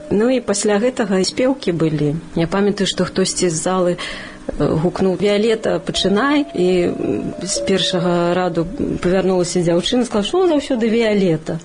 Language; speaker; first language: Belarusian; non-native, local second language; Russian